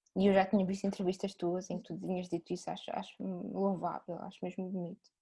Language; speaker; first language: Portuguese; native; Portuguese